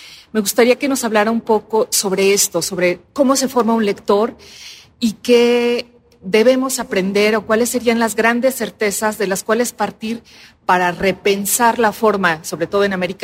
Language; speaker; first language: Spanish; native; Spanish